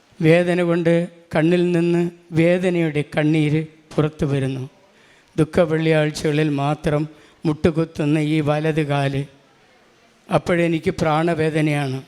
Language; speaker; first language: Malayalam; non-native, local second language; Tamil